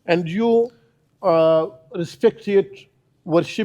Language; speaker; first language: English; non-native, learner; Persian